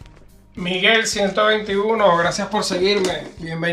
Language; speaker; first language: Spanish; native; Spanish